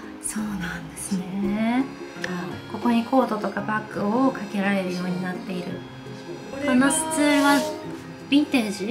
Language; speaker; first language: Japanese; native; Japanese